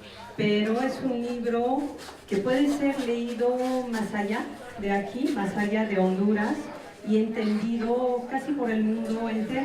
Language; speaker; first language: Spanish; non-native, fluent; French